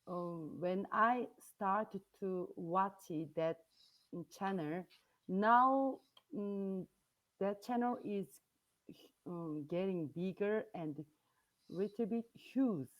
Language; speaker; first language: English; non-native, learner; Korean